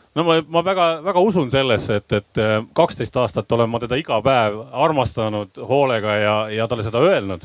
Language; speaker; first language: Estonian; native; Estonian